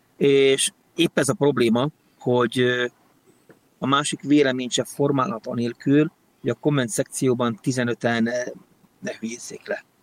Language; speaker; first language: Hungarian; native; Hungarian